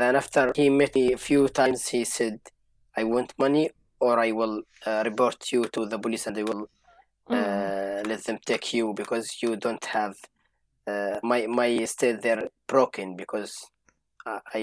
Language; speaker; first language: English; non-native, learner; Arabic